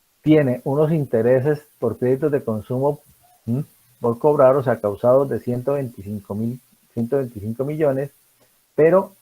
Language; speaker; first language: Spanish; native; Spanish